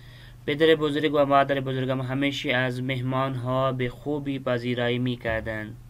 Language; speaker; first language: Persian; non-native, fluent; Urdu